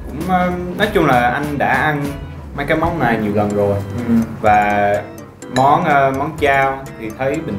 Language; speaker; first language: Vietnamese; non-native, fluent; English